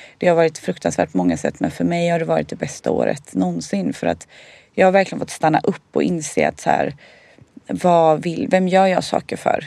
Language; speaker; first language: Swedish; early bilingual, other home language; Bosnian